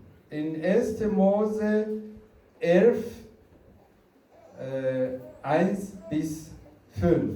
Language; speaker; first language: German; non-native, fluent; Rundi